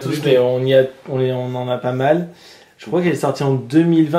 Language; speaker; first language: French; native; French